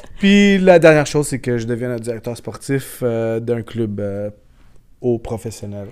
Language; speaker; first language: French; early bilingual, other home language; Portuguese